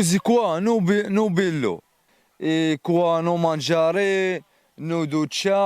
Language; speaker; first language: Italian; non-native, learner; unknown